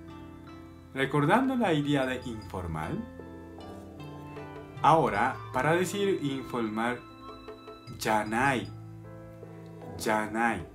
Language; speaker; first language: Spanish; non-native, fluent; Japanese